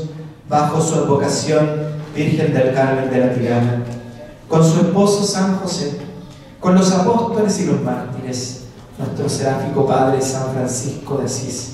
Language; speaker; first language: Spanish; native; Spanish